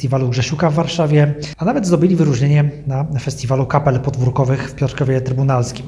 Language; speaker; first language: Polish; native; Polish